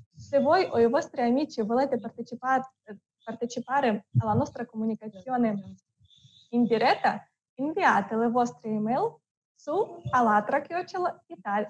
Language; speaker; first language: Italian; non-native, fluent; Russian